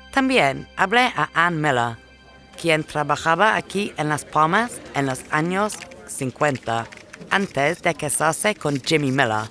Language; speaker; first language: Spanish; non-native, fluent; English